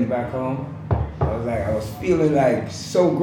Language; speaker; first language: English; non-native, local second language; Jamaican Creole English